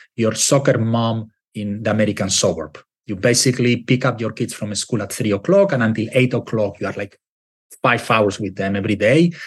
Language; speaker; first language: English; non-native, fluent; Spanish